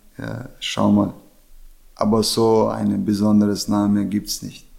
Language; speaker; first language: German; non-native, fluent; Chechen